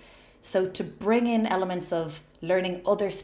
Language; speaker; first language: English; native; English